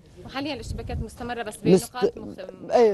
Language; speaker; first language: Arabic; native; Arabic